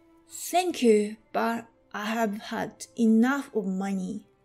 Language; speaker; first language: English; non-native, fluent; Japanese